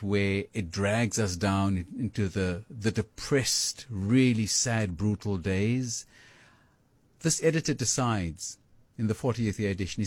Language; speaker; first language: English; native; English